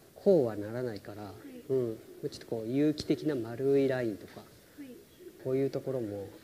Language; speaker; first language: Japanese; native; Japanese